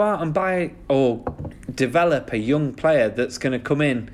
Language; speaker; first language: English; native; English